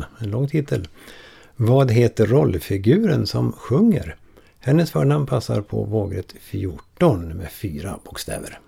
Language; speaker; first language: Swedish; native; Swedish